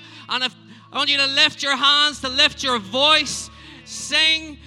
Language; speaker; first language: English; native; English